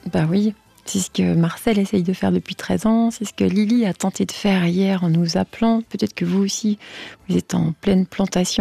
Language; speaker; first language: French; native; French